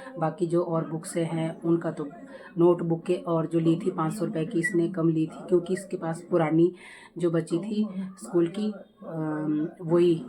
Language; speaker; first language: Hindi; native; Hindi